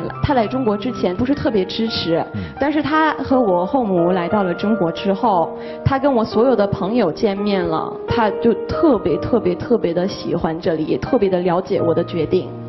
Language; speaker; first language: Chinese; non-native, fluent; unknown